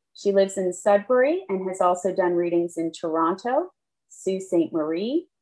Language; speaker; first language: English; native; English